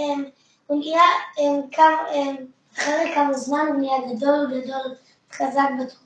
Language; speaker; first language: Hebrew; early bilingual, other home language; French